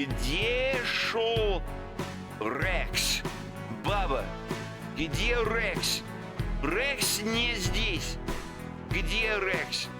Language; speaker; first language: Russian; non-native, learner; English